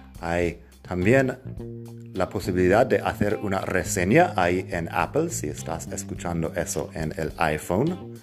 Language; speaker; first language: Spanish; non-native, fluent; English